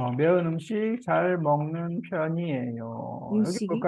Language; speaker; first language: Korean; native; Korean